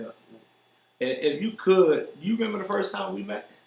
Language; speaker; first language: English; native; English